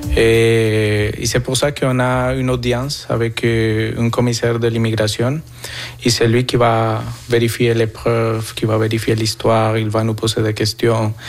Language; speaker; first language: French; non-native, fluent; Spanish